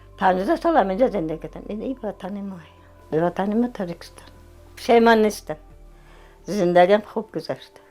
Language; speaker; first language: Tajik; non-native, fluent; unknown